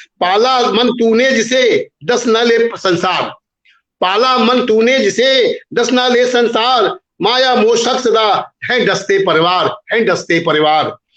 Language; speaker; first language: Hindi; native; Hindi